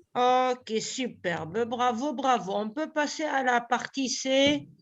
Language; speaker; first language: French; non-native, local second language; Arabic